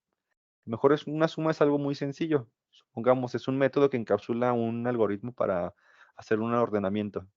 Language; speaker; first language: Spanish; native; Spanish